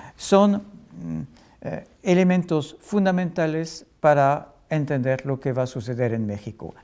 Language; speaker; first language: Spanish; non-native, fluent; French